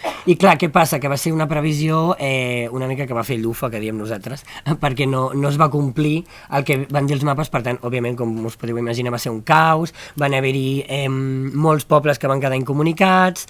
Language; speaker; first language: Catalan; native; Catalan